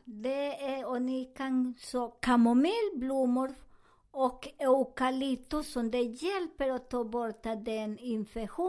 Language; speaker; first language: Swedish; non-native, learner; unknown